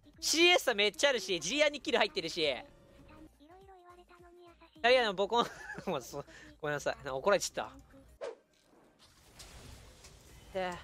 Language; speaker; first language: Japanese; native; Japanese